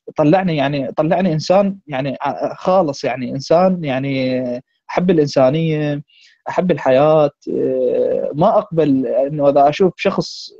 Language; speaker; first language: Arabic; native; Arabic